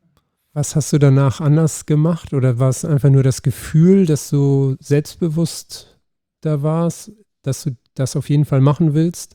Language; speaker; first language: German; native; German